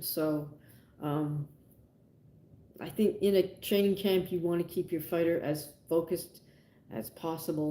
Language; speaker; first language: English; native; English